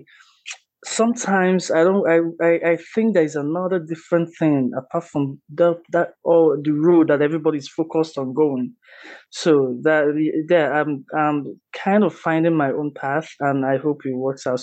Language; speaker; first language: English; non-native, local second language; Igbo